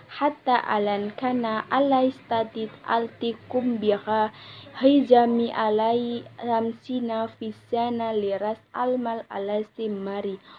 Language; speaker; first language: Arabic; non-native, learner; Indonesian